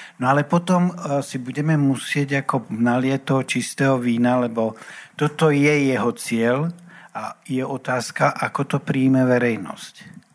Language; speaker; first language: Slovak; native; Slovak